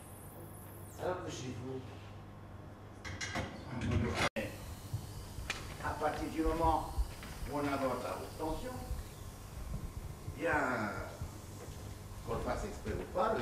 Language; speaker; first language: French; native; French